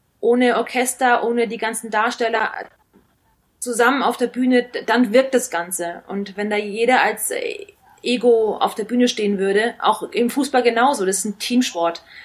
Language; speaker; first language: German; early bilingual, other home language; Italian